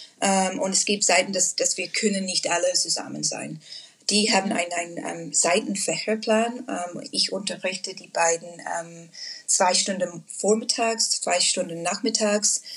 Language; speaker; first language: German; non-native, learner; English